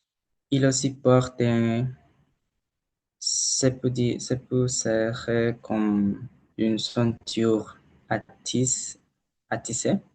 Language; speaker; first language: French; non-native, learner; Spanish